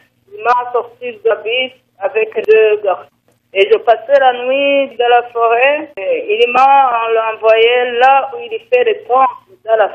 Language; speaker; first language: French; non-native, learner; Rundi